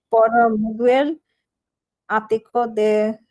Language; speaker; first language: Spanish; non-native, learner; Bangla